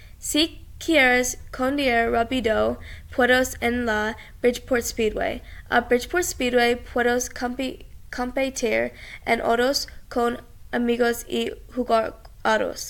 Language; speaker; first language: Spanish; non-native, learner; English